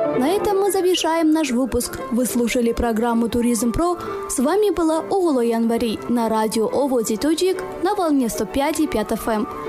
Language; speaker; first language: Russian; non-native, local second language; Tajik